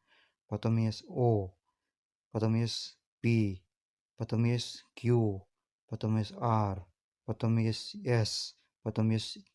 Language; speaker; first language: Russian; non-native, learner; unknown